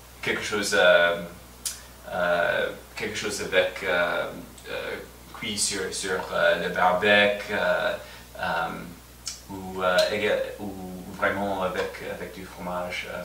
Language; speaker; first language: French; non-native, fluent; English